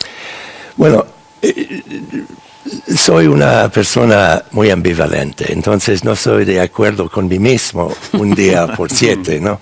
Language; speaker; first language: Spanish; non-native, fluent; English